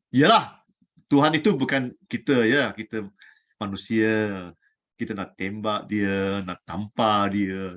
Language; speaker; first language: Malay; non-native, local second language; Chinese